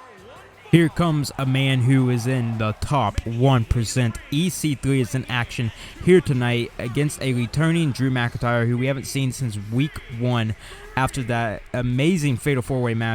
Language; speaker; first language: English; native; English